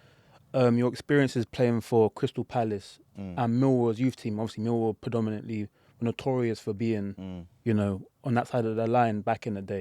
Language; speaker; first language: English; native; English